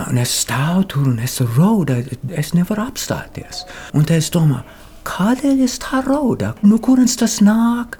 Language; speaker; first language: Latvian; early bilingual, heritage; Latvian